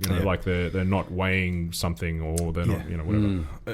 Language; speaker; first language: English; native; English